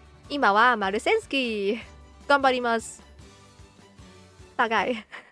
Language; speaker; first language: Japanese; non-native, learner; Cantonese